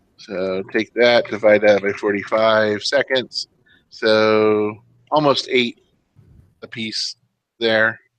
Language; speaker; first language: English; native; English